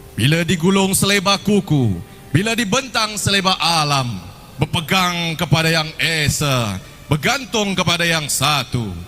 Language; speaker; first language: Malay; native; Malay